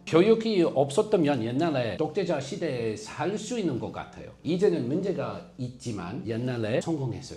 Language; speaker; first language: Korean; non-native, fluent; English